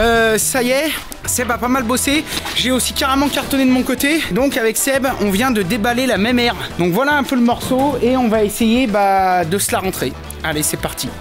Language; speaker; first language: French; native; French